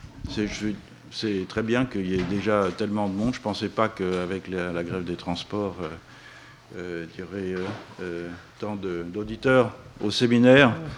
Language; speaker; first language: French; native; French